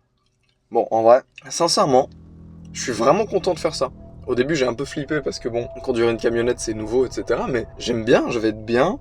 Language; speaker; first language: French; native; French